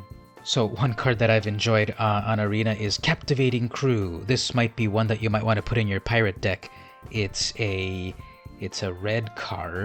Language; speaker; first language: English; native; English